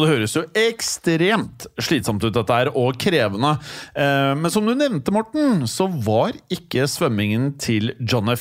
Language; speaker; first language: Norwegian; native; Norwegian